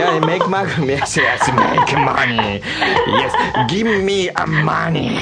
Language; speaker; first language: English; non-native, learner; Japanese